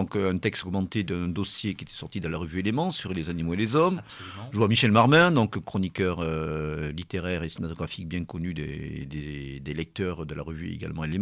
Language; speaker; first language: French; native; French